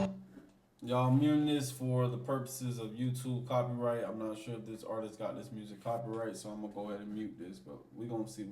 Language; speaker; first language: English; native; English